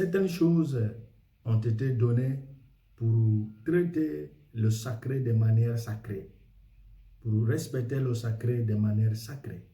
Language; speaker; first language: French; non-native, fluent; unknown